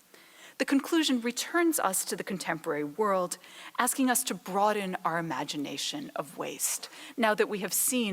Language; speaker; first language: English; native; English